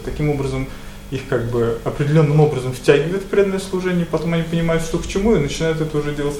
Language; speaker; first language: Russian; native; Russian